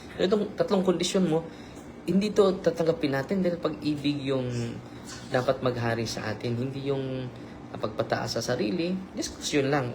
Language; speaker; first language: Filipino; native; Filipino